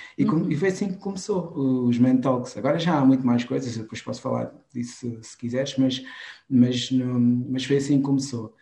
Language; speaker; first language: Portuguese; non-native, local second language; Kabuverdianu